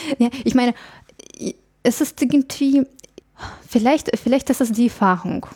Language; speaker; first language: German; non-native, fluent; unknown